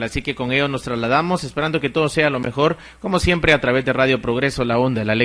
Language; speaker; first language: Spanish; native; Spanish